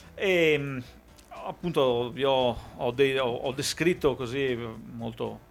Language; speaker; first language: Italian; native; Italian